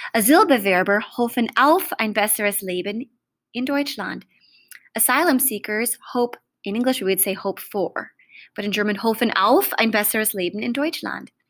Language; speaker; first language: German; non-native, fluent; English